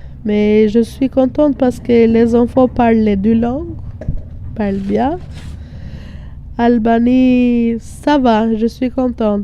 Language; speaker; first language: French; non-native, learner; Albanian